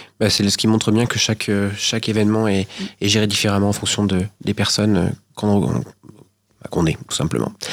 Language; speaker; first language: French; native; French